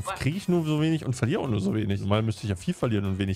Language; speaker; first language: German; native; German